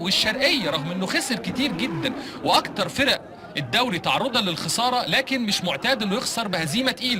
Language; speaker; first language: Arabic; native; Arabic